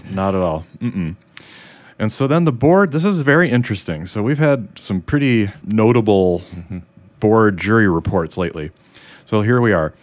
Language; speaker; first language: English; native; English